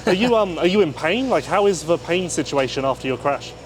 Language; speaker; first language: English; native; English